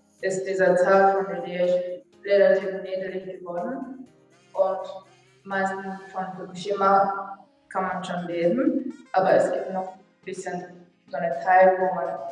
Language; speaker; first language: German; non-native, fluent; Japanese